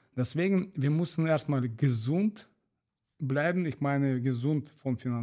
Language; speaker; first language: German; non-native, fluent; Russian